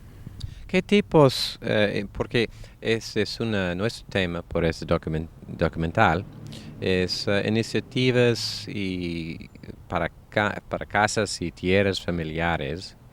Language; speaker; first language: Spanish; non-native, fluent; English